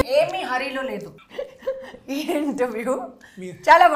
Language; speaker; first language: Telugu; non-native, local second language; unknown